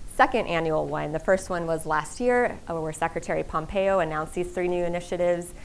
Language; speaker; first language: English; native; English